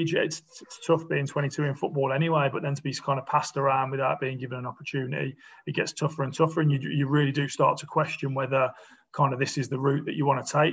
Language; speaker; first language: English; native; English